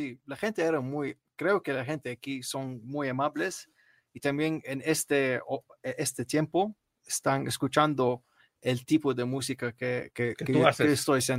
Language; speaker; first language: Spanish; non-native, learner; Arabic